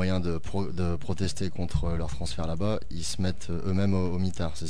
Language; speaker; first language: French; native; French